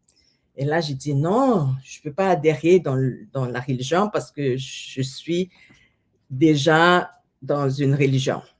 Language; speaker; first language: French; non-native, fluent; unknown